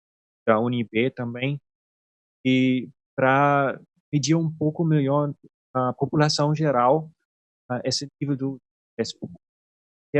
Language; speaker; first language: Portuguese; non-native, fluent; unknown